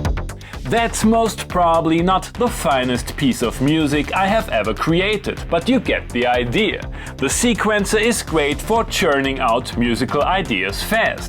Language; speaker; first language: English; non-native, fluent; German